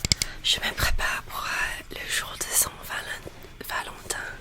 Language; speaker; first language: French; non-native, learner; English